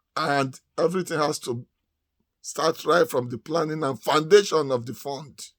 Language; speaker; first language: English; non-native, local second language; Yoruba